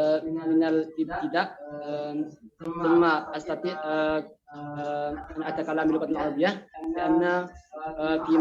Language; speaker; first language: Arabic; non-native, learner; Indonesian